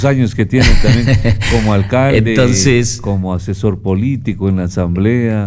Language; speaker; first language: Spanish; native; Spanish